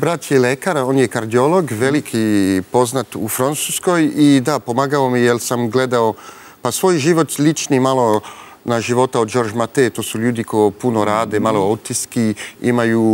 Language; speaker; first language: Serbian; early bilingual, heritage; French